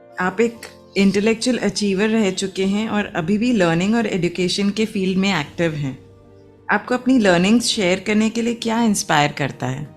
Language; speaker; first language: Hindi; native; Hindi